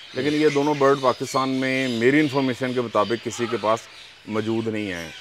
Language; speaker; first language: Urdu; native; Urdu